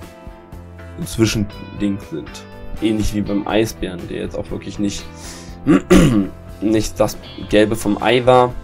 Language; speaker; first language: German; native; German